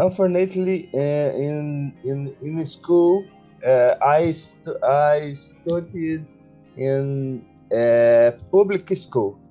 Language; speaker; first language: English; non-native, learner; Portuguese